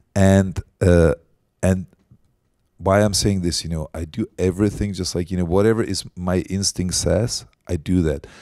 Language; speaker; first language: English; non-native, fluent; Czech